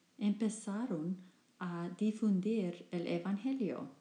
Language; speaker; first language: Spanish; non-native, learner; English